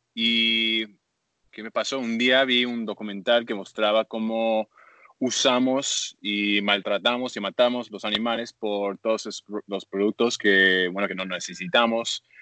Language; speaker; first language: Spanish; early bilingual, heritage; Spanish